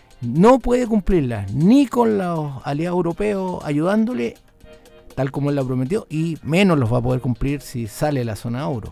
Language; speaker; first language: Spanish; native; Spanish